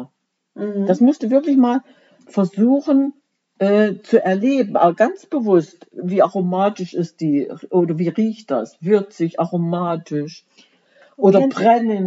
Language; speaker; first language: German; native; German